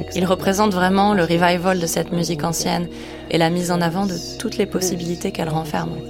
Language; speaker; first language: French; native; French